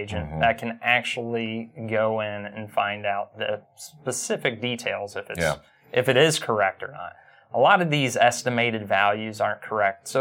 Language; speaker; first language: English; native; English